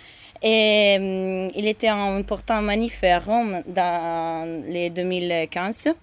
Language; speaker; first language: French; non-native, learner; Italian